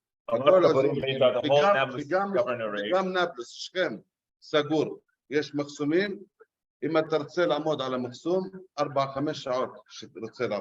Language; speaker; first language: Hebrew; non-native, local second language; Arabic